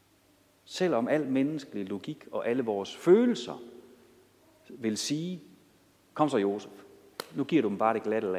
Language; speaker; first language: Danish; native; Danish